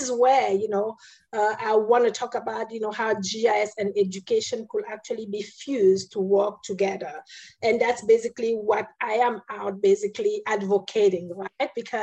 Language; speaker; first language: English; non-native, local second language; French